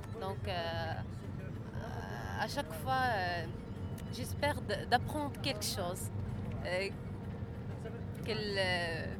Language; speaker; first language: French; non-native, learner; Arabic